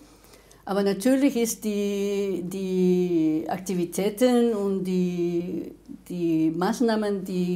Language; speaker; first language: German; non-native, fluent; Spanish